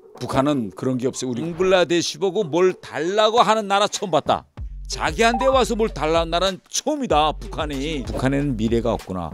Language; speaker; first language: Korean; native; Korean